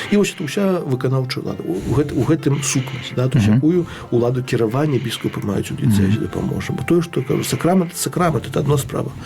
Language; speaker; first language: Belarusian; native; Belarusian